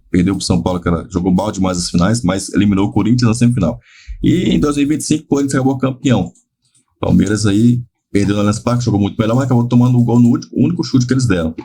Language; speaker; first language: Portuguese; native; Portuguese